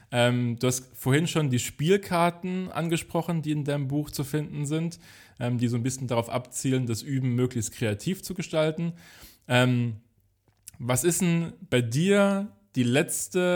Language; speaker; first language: German; native; German